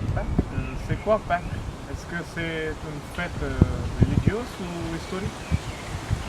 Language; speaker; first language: French; non-native, learner; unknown